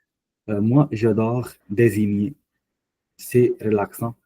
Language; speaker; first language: French; non-native, fluent; Hindi